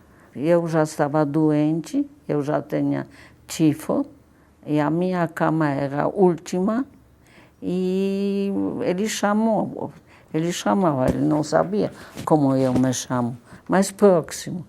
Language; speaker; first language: Portuguese; non-native, fluent; Polish